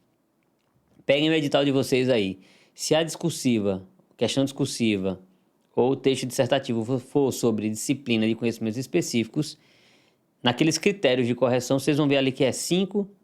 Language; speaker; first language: Portuguese; native; Portuguese